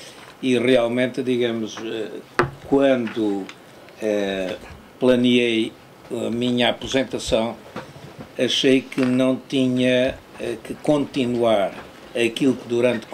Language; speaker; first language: Portuguese; native; Portuguese